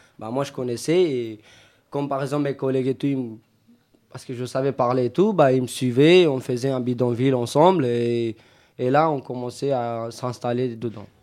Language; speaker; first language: French; non-native, fluent; Romany